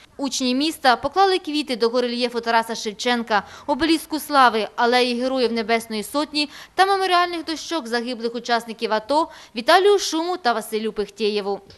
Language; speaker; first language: Ukrainian; native; Ukrainian